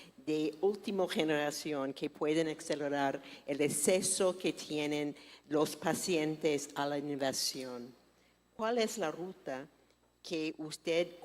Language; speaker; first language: Spanish; non-native, fluent; English